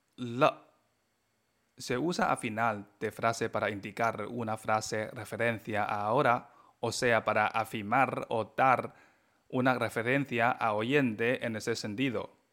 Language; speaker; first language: Spanish; non-native, fluent; Chinese